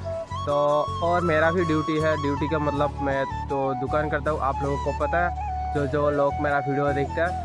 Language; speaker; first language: Hindi; non-native, local second language; Assamese